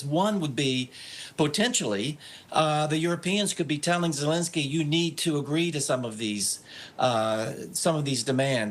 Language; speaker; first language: English; native; English